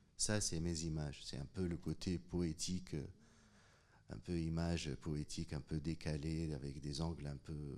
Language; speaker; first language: French; non-native, local second language; Arabic